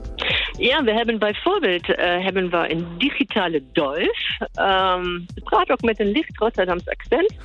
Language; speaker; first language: Dutch; non-native, fluent; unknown